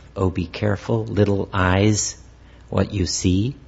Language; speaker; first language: English; native; English